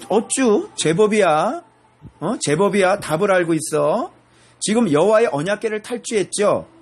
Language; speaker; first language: Korean; native; Korean